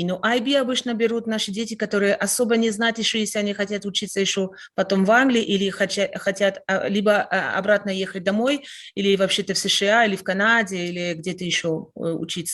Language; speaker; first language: Russian; non-native, fluent; French